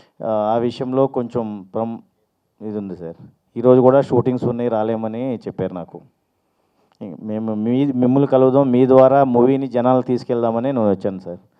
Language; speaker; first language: Telugu; native; Telugu